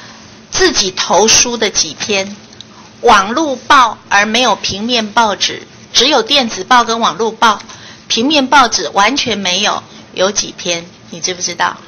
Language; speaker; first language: Chinese; native; Chinese